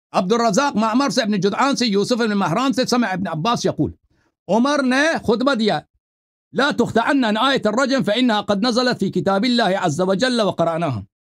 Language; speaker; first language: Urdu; non-native, local second language; Punjabi